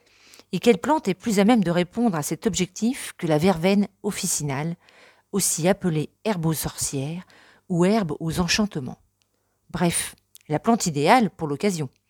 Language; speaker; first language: French; native; French